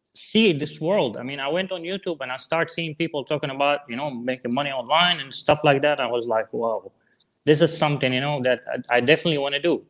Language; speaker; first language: English; non-native, fluent; Arabic